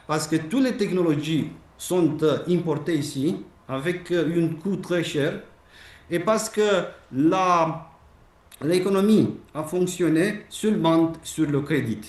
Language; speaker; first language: French; non-native, fluent; Romanian